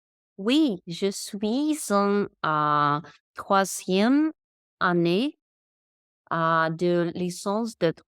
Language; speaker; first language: French; non-native, learner; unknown